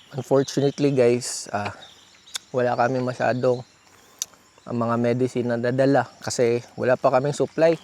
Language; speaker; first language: Filipino; non-native, local second language; Cebuano